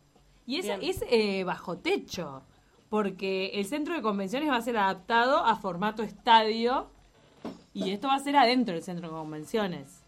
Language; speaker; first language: Spanish; native; Spanish